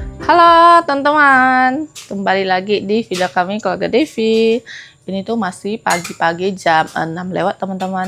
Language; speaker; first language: Indonesian; native; Indonesian